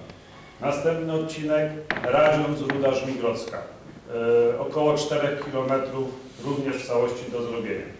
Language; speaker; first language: Polish; native; Polish